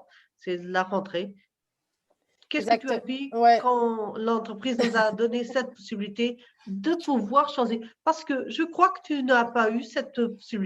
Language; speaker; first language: French; non-native, fluent; Portuguese